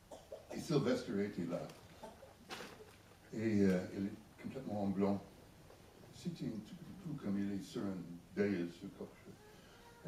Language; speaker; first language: French; non-native, learner; English